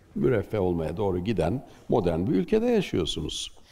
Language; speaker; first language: Turkish; native; Turkish